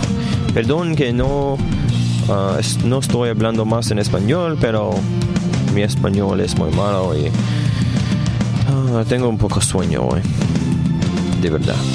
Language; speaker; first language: Spanish; non-native, learner; English